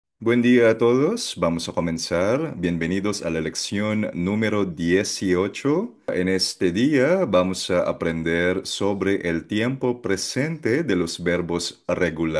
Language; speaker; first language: Spanish; non-native, fluent; Filipino